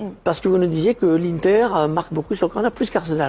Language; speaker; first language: French; native; French